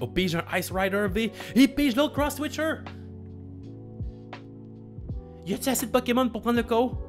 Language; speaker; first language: French; native; French